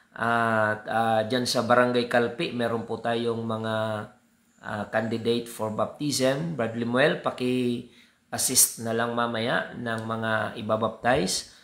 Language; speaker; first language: Filipino; native; Filipino